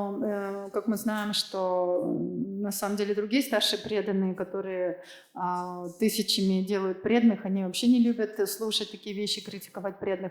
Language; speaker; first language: Russian; native; Russian